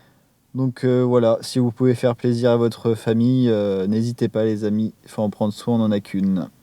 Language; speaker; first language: French; native; French